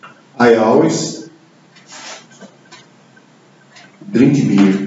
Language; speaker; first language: English; non-native, learner; Portuguese